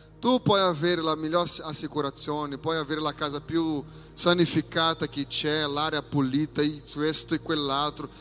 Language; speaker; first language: Italian; non-native, fluent; Portuguese